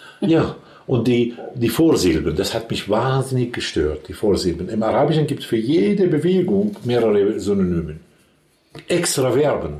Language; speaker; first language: German; non-native, fluent; Arabic